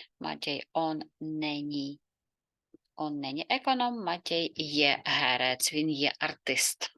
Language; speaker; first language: Czech; non-native, fluent; Ukrainian